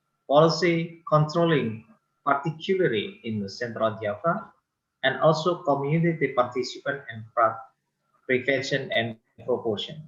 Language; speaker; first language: English; non-native, local second language; Indonesian